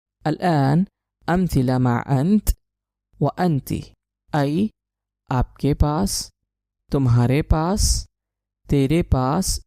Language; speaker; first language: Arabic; non-native, fluent; Urdu